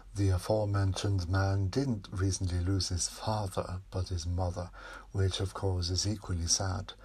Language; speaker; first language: English; non-native, fluent; Norwegian